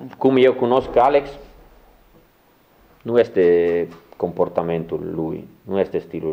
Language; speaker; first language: Romanian; non-native, learner; Italian